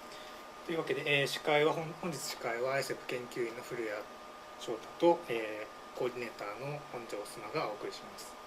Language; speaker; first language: Japanese; native; Japanese